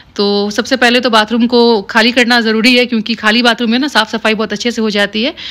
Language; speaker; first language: Hindi; native; Hindi